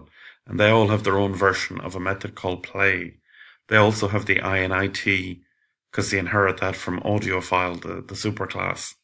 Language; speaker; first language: English; native; English